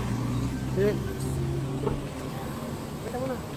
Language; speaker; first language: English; non-native, learner; Filipino